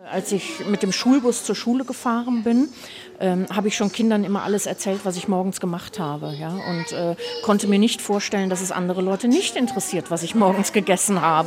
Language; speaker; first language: German; native; German